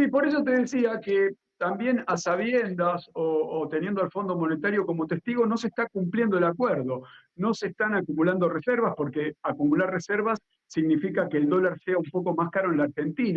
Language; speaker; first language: Spanish; native; Spanish